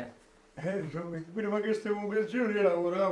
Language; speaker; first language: Italian; native; Italian